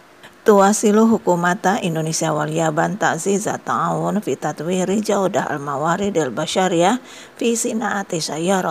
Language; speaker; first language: Arabic; non-native, fluent; Indonesian